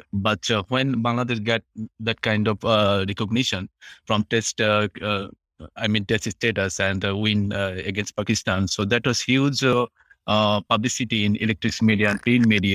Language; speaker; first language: English; non-native, local second language; Bangla